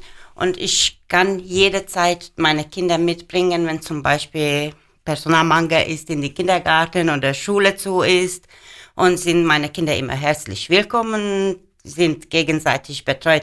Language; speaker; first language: German; non-native, fluent; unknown